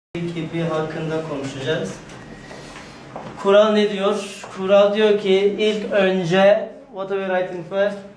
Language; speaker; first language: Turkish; non-native, fluent; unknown